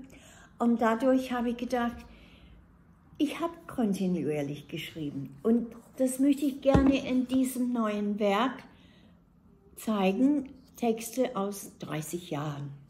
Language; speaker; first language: German; non-native, fluent; English